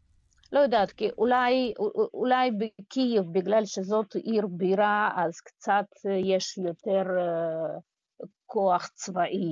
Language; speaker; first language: Hebrew; non-native, fluent; Russian